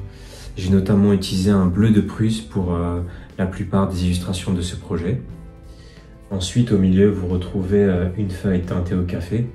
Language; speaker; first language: French; native; French